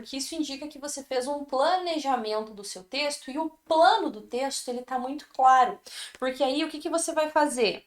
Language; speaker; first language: Portuguese; native; Portuguese